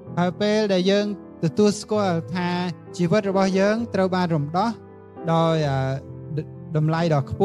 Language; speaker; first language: Khmer; native; Khmer